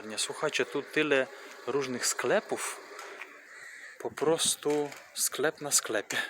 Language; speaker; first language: Polish; non-native, fluent; Ukrainian